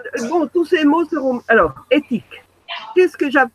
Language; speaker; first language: French; native; French